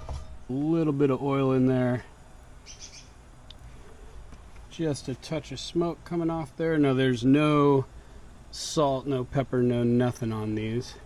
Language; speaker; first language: English; native; English